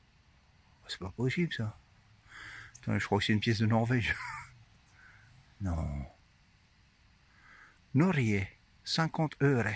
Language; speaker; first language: French; native; French